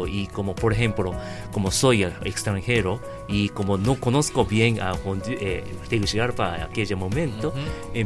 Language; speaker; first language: Spanish; non-native, learner; Japanese